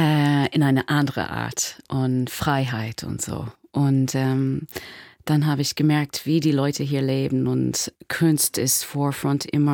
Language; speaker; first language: German; non-native, learner; English